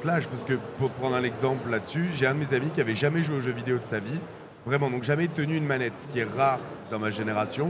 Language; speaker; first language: French; native; French